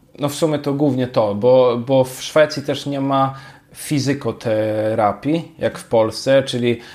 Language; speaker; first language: Polish; native; Polish